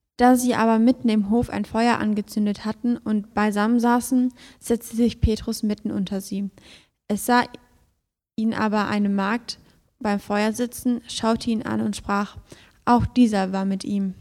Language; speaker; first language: German; native; German